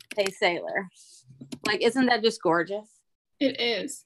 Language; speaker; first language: English; native; English